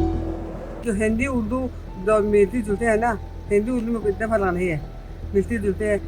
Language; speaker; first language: Hindi; non-native, local second language; Balti